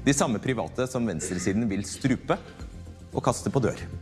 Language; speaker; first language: Norwegian; native; Norwegian